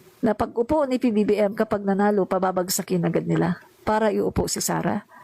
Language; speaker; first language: Filipino; non-native, local second language; Cebuano